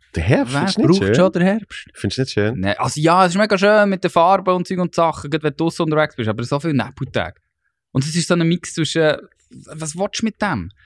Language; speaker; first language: German; native; German